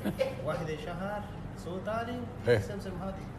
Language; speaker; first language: Arabic; non-native, learner; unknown